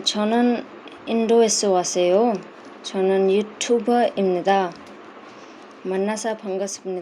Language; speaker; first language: Korean; non-native, learner; Hindi